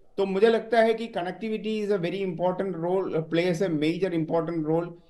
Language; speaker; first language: Hindi; non-native, local second language; Malayalam